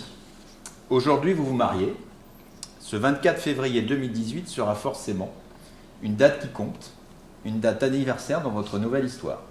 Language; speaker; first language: French; native; French